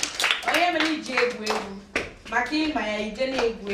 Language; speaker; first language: Igbo; native; Igbo